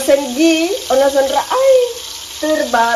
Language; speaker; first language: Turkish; non-native, learner; Indonesian